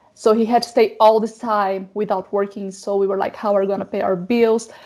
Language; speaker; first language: English; non-native, fluent; Portuguese